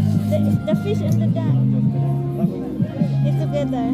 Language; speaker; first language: English; non-native, learner; Filipino